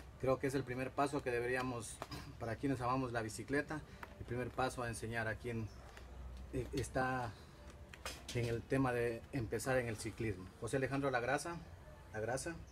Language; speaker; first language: Spanish; native; Spanish